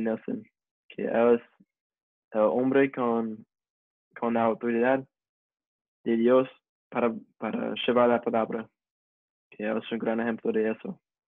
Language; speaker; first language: Spanish; non-native, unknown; English